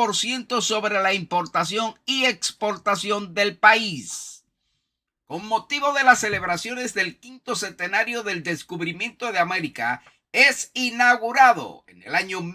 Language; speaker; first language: Spanish; native; Spanish